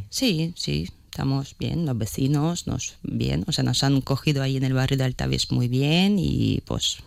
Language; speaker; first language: Spanish; non-native, fluent; Ukrainian